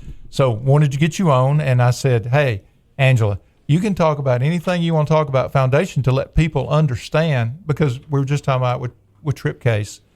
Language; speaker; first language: English; native; English